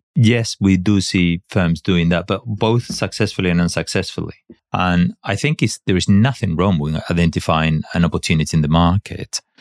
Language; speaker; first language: English; non-native, fluent; Spanish